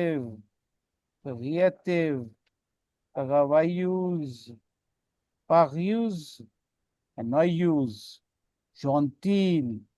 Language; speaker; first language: French; non-native, learner; Urdu